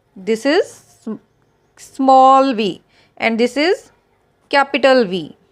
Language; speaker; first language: English; non-native, local second language; Punjabi